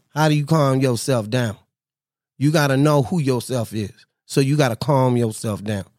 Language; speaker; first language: English; native; English